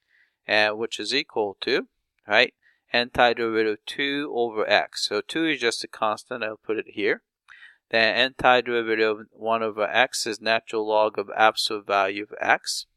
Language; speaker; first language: English; non-native, fluent; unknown